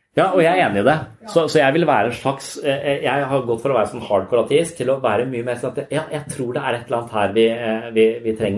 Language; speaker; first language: Norwegian; native; Norwegian